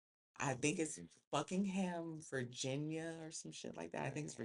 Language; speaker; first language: English; native; English